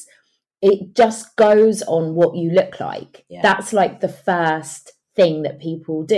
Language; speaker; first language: English; native; English